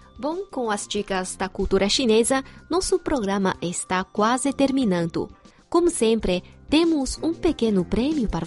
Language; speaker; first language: Portuguese; non-native, fluent; Chinese